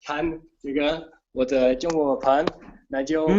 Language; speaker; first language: Chinese; non-native, learner; Italian